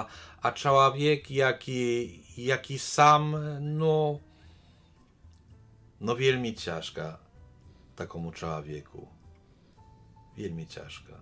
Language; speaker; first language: Polish; non-native, learner; Belarusian